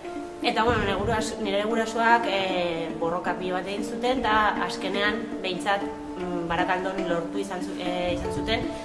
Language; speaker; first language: Basque; non-native, local second language; Spanish